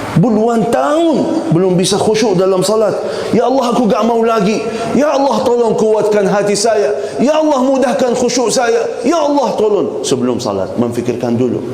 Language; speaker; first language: Malay; non-native, fluent; Arabic